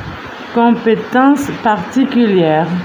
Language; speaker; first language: French; non-native, fluent; Spanish